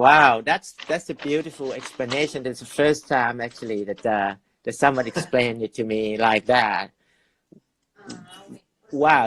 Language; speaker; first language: English; non-native, fluent; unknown